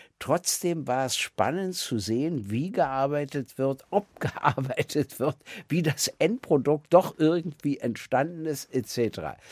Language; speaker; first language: German; native; German